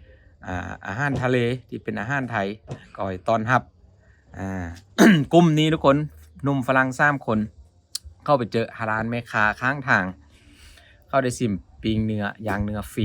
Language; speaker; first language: Thai; non-native, local second language; Northeastern Thai